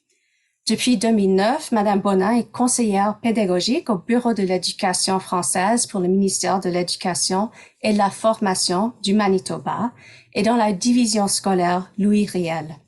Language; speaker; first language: French; non-native, local second language; English